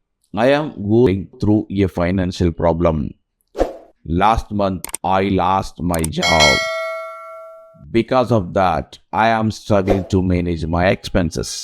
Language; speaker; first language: English; non-native, local second language; Telugu